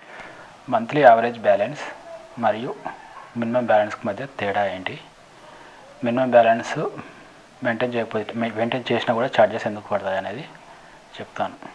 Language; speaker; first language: Telugu; native; Telugu